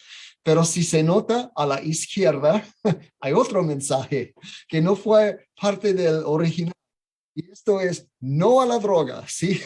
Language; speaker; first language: Spanish; non-native, fluent; English